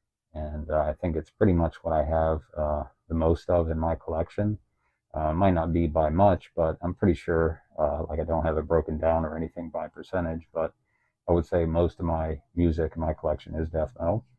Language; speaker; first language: English; native; English